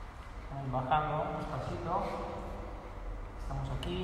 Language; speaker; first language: Spanish; non-native, fluent; Italian